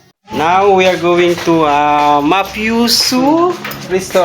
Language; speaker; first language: English; non-native, local second language; Filipino